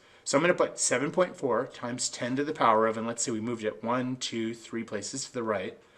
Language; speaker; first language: English; native; English